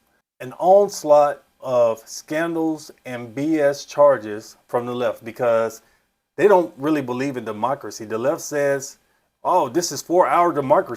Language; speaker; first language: English; native; English